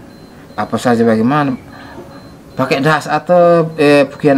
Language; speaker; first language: Indonesian; native; Indonesian